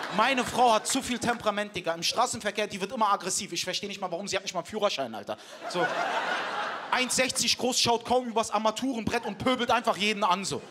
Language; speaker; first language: German; early bilingual, other home language; Turkish